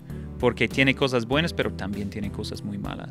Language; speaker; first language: Spanish; non-native, fluent; English